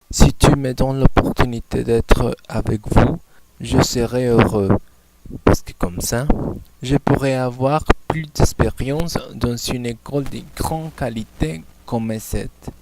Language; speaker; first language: French; non-native, learner; Spanish